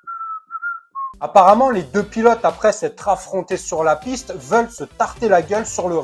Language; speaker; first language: French; native; French